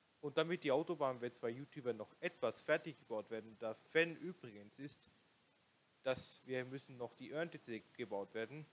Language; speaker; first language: German; non-native, local second language; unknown